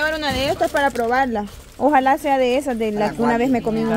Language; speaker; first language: Spanish; native; Spanish